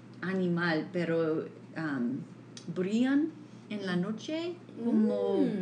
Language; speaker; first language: Spanish; non-native, fluent; English